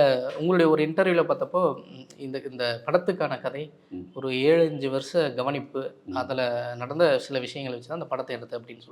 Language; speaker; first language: Tamil; native; Tamil